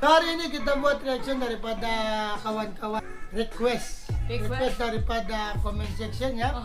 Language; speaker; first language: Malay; non-native, learner; Filipino